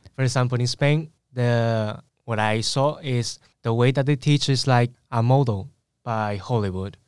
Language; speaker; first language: English; non-native, learner; Spanish